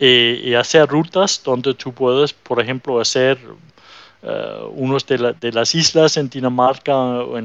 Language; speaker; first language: Spanish; non-native, fluent; Danish